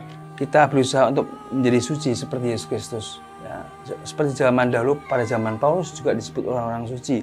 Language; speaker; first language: Indonesian; native; Indonesian